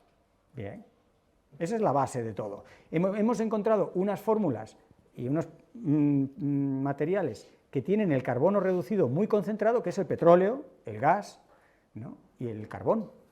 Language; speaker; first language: Spanish; native; Spanish